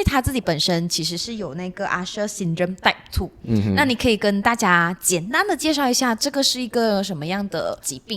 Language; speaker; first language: Chinese; non-native, local second language; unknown